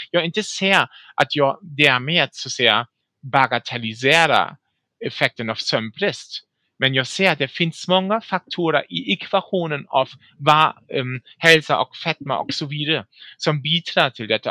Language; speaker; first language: Swedish; non-native, fluent; German